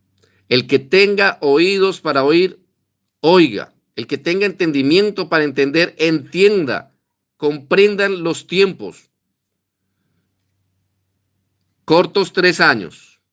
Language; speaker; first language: Spanish; native; Spanish